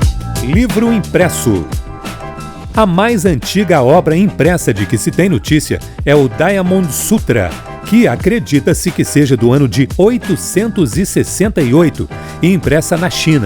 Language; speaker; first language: Portuguese; native; Portuguese